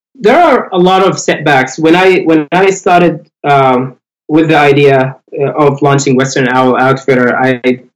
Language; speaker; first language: English; non-native, fluent; Arabic